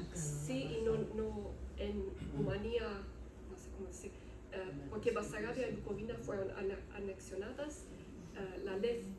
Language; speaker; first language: Spanish; non-native, learner; Romanian